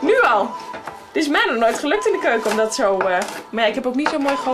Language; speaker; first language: Dutch; native; Dutch